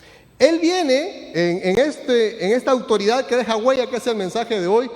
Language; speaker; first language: Spanish; native; Spanish